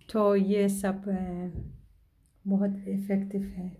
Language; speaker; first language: Hindi; non-native, fluent; Somali